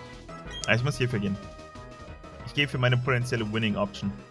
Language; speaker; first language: German; native; German